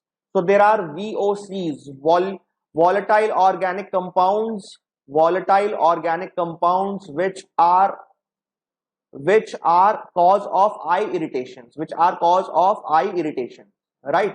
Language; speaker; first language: English; non-native, local second language; Hindi